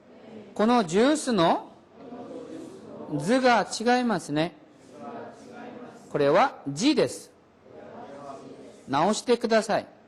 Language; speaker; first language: Japanese; non-native, fluent; Korean